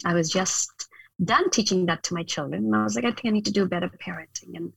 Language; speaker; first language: English; non-native, local second language; Hindi